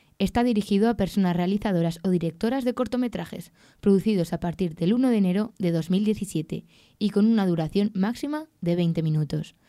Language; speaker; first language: Spanish; native; Spanish